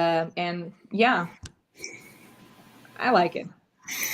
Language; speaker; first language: English; non-native, learner; Portuguese